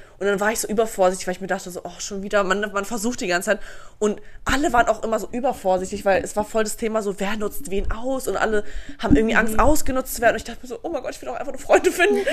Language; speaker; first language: German; early bilingual, other home language; Bosnian